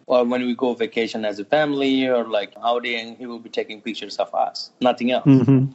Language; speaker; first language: English; non-native, local second language; Bangla